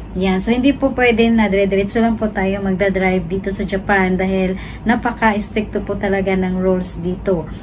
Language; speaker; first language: Filipino; native; Filipino